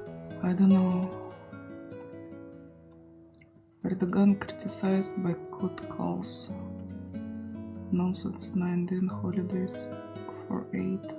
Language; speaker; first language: English; non-native, learner; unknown